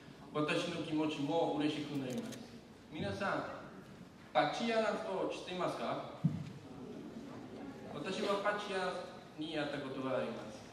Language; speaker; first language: Japanese; non-native, learner; Spanish